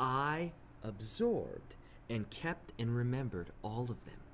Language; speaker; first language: English; native; English